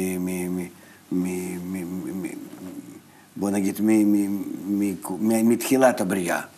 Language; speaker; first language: Hebrew; non-native, fluent; Russian